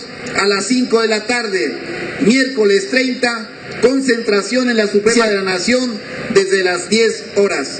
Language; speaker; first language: Spanish; native; Spanish